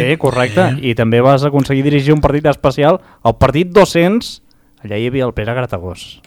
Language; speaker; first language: Catalan; native; Catalan